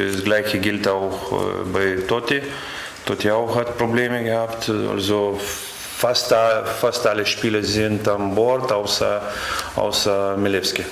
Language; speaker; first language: German; non-native, learner; Lithuanian